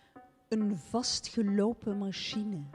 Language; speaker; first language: Dutch; native; Dutch